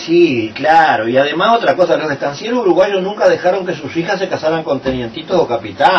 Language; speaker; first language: Spanish; native; Spanish